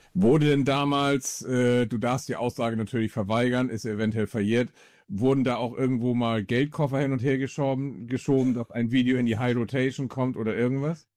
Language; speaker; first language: German; native; German